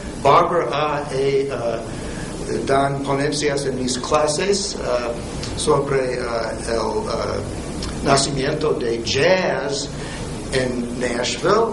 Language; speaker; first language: Spanish; non-native, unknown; English